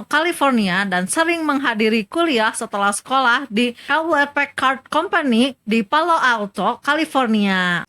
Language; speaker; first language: Indonesian; native; Indonesian